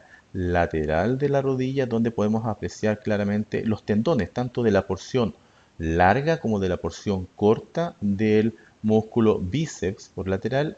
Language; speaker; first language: Spanish; native; Spanish